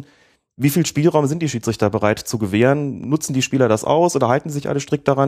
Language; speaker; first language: German; native; German